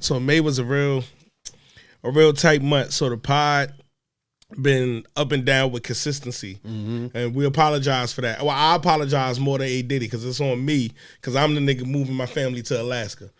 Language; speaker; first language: English; native; English